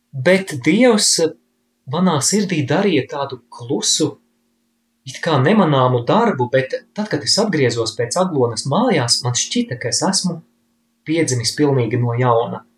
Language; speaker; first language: Latvian; native; Latvian